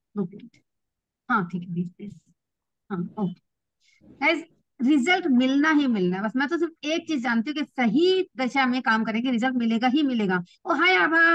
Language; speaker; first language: Hindi; native; Hindi